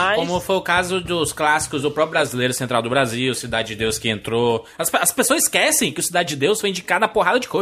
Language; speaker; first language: Portuguese; native; Portuguese